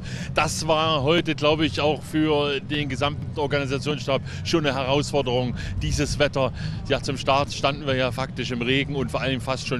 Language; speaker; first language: German; native; German